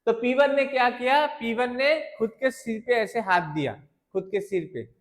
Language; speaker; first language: Hindi; non-native, local second language; Bangla